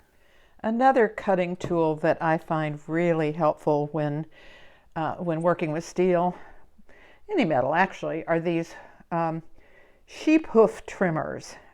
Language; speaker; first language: English; native; English